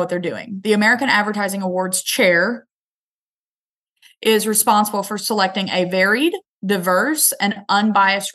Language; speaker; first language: English; native; English